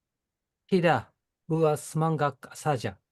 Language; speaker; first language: Indonesian; non-native, learner; Japanese